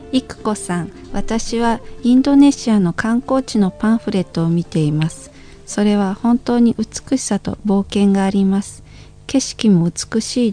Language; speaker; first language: Japanese; non-native, learner; Indonesian